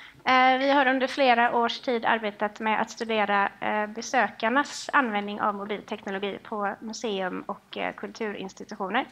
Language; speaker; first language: Swedish; native; Swedish